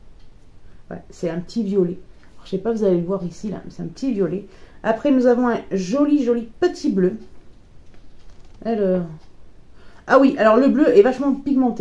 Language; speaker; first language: French; native; French